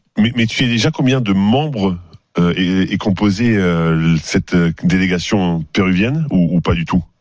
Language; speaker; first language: French; native; French